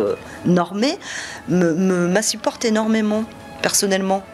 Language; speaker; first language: French; native; French